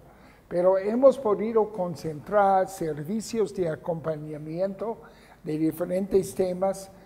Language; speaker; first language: Spanish; non-native, fluent; English